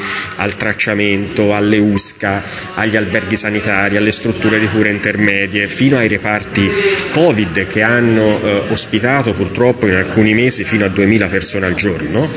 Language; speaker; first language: Italian; native; Italian